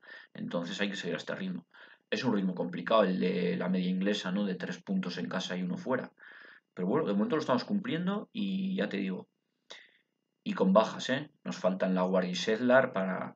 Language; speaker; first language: Spanish; native; Spanish